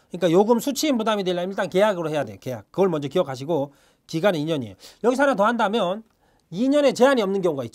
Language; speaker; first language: Korean; native; Korean